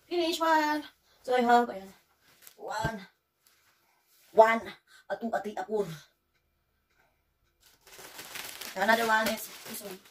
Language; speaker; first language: English; non-native, learner; Filipino